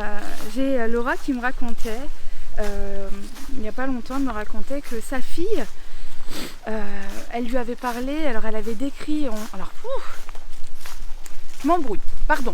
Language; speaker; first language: French; native; French